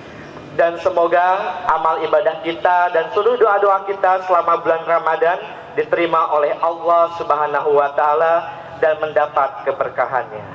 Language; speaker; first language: Indonesian; native; Indonesian